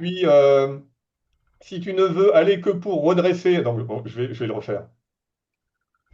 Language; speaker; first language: French; native; French